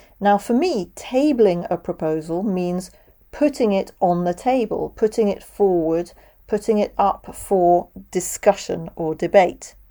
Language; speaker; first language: English; native; English